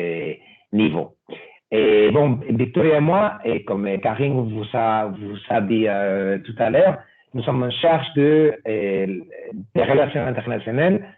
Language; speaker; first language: French; non-native, fluent; Spanish